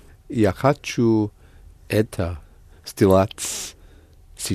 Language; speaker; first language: Russian; non-native, learner; English